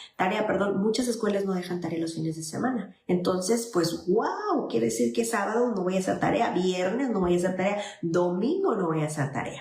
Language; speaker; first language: Spanish; native; Spanish